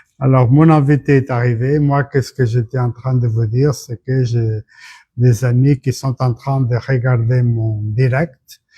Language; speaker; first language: French; non-native, fluent; Portuguese